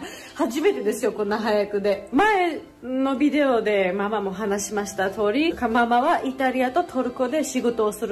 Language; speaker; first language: Japanese; non-native, fluent; Georgian